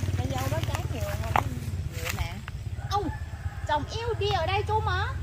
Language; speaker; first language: Vietnamese; non-native, learner; Thai